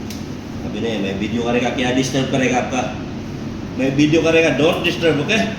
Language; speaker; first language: Hindi; non-native, learner; Filipino